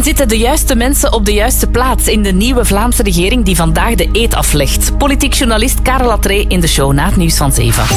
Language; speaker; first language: Dutch; native; Dutch